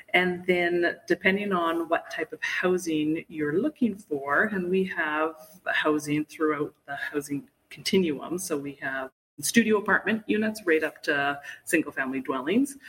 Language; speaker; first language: English; native; English